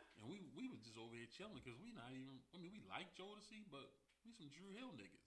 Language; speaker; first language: English; native; English